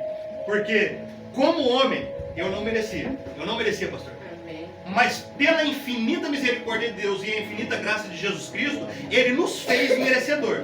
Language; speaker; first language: Portuguese; native; Portuguese